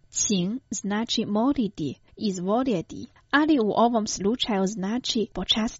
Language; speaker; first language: Croatian; non-native, fluent; Chinese